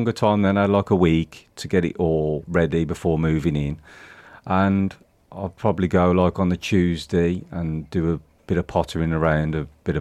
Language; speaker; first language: English; native; English